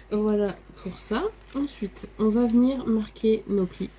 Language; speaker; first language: French; native; French